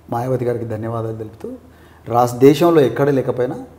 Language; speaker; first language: Telugu; native; Telugu